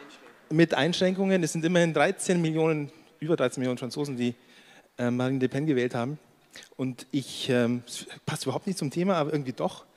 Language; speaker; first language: German; native; German